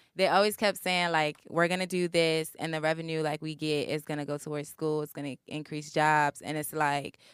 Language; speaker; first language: English; native; English